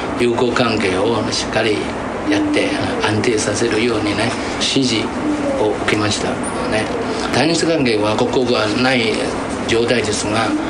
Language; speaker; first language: Japanese; non-native, fluent; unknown